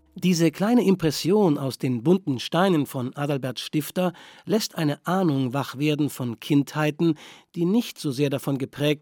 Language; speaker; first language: German; native; German